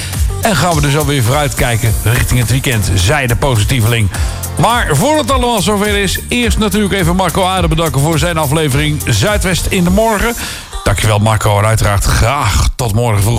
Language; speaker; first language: Dutch; native; Dutch